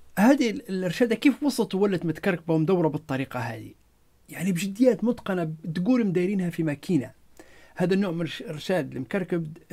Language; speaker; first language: Arabic; non-native, local second language; Berber languages